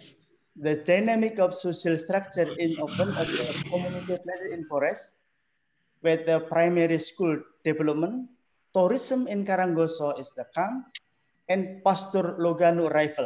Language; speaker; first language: English; non-native, learner; Indonesian